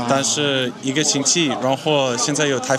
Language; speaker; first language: Chinese; non-native, learner; English